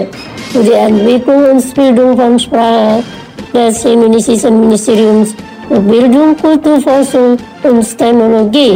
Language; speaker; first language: German; non-native, learner; Indonesian